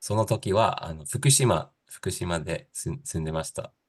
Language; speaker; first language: Japanese; non-native, learner; English